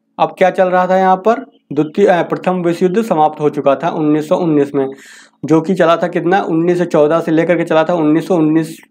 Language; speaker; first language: Hindi; native; Hindi